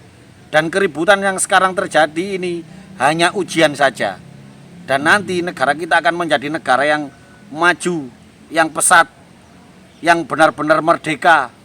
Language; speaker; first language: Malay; non-native, local second language; Javanese